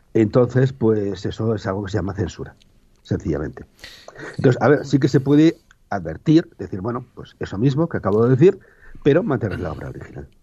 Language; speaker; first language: Spanish; native; Spanish